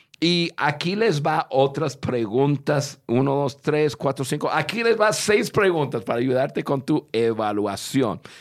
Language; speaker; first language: Spanish; non-native, fluent; English